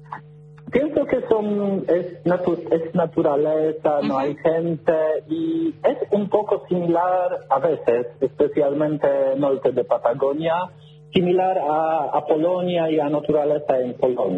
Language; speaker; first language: Spanish; non-native, learner; Polish